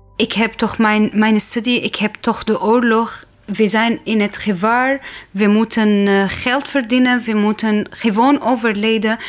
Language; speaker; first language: Dutch; non-native, fluent; Arabic